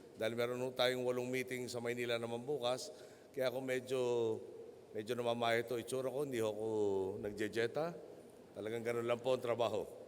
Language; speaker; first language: Filipino; native; Filipino